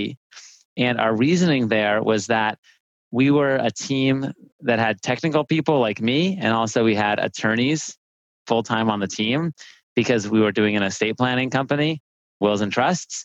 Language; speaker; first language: English; native; English